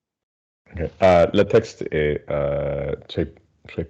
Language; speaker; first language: French; non-native, learner; English